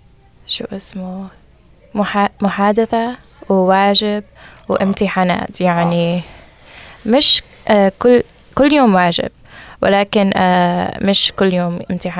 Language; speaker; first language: Arabic; non-native, learner; English